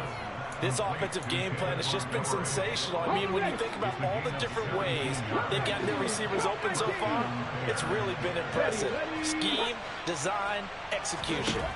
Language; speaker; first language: English; native; English